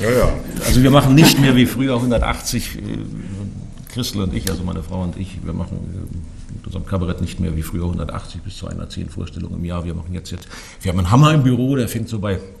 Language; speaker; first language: German; native; German